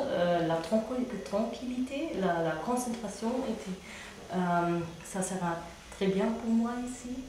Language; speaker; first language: French; non-native, fluent; German